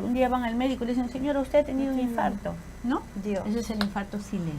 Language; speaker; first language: Spanish; native; Spanish